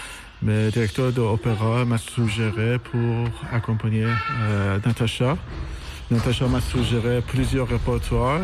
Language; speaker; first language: French; non-native, fluent; Persian